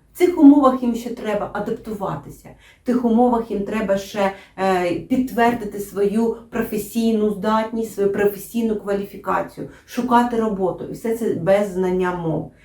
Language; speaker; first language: Ukrainian; non-native, local second language; Russian